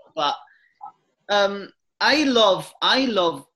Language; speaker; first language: English; non-native, fluent; Italian